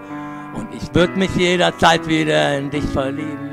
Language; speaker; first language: German; native; German